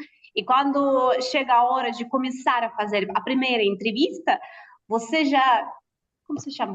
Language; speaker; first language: Portuguese; non-native, fluent; Russian